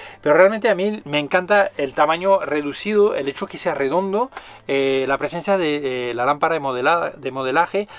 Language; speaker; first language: Spanish; non-native, fluent; French